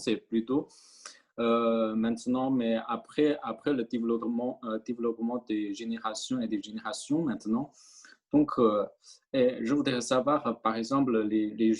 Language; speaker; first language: French; non-native, fluent; Chinese